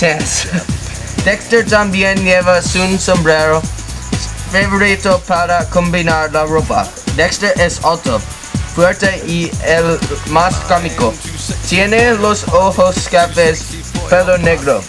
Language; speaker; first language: Spanish; non-native, learner; English